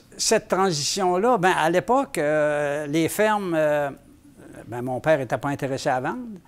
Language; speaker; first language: French; native; French